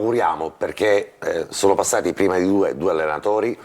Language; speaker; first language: Italian; native; Italian